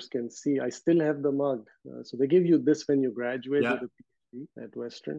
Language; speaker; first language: English; non-native, local second language; Urdu